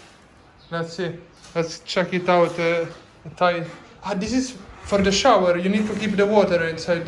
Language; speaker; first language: English; non-native, fluent; Italian